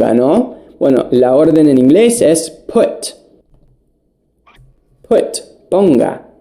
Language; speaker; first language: Spanish; non-native, fluent; English